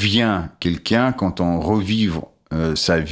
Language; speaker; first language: French; non-native, fluent; Russian